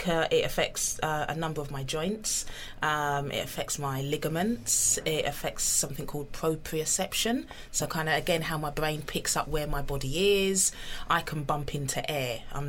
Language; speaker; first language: English; native; English